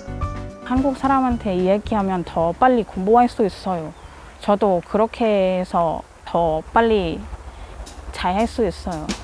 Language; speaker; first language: Korean; non-native, fluent; Thai